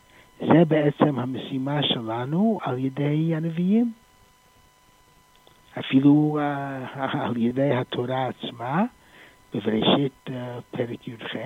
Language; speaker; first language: Hebrew; non-native, fluent; English